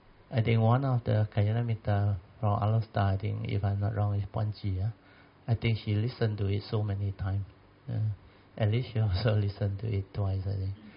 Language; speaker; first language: English; non-native, local second language; Min Nan Chinese